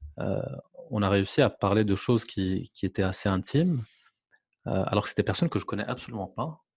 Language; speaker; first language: French; non-native, local second language; Arabic